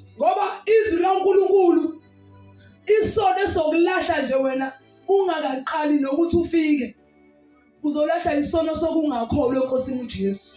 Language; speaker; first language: Zulu; native; Zulu